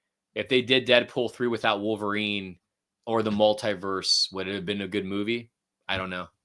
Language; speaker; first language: English; native; English